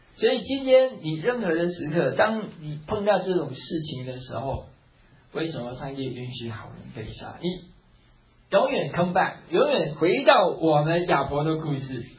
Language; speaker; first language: Chinese; native; Chinese